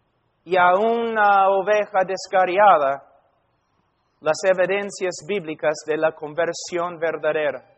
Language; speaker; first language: Spanish; non-native, fluent; English